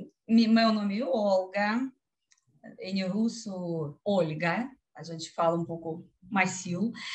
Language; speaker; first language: Portuguese; non-native, learner; Russian